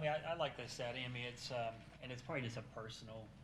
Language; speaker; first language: English; native; English